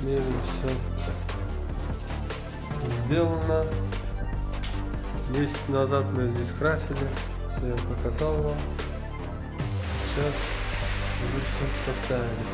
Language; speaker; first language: Russian; non-native, learner; Uzbek